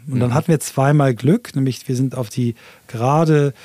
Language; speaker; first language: German; native; German